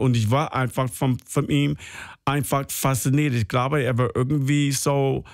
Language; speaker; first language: German; non-native, fluent; English